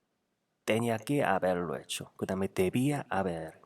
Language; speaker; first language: Spanish; non-native, fluent; Korean